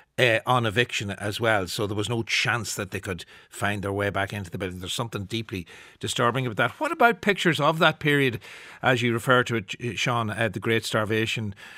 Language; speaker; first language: English; native; English